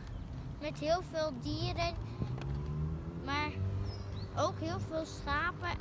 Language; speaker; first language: Dutch; early bilingual, other home language; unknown